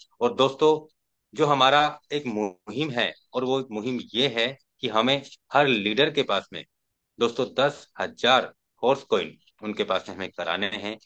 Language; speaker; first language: Hindi; native; Hindi